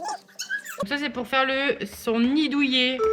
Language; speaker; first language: French; native; French